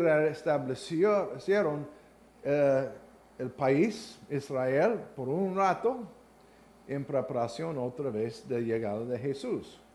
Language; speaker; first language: Spanish; non-native, learner; English